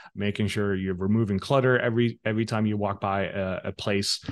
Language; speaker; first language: English; non-native, fluent; Dutch